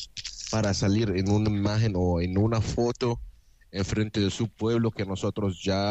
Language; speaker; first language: Spanish; non-native, fluent; Arabic